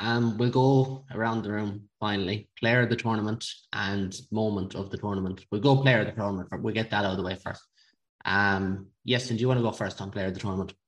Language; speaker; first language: English; native; English